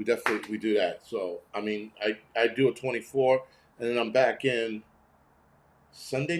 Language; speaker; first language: English; native; English